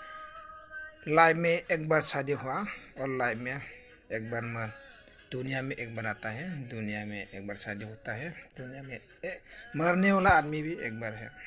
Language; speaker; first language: Hindi; non-native, local second language; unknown